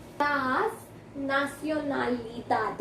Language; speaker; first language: Spanish; non-native, fluent; Hindi